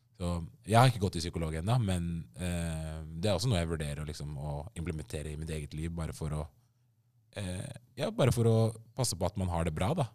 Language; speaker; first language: Norwegian; early bilingual, other home language; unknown